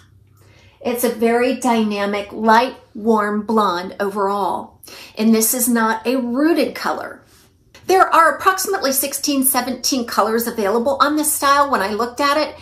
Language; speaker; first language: English; native; English